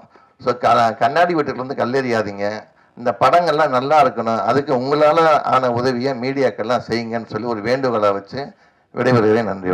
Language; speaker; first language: Tamil; native; Tamil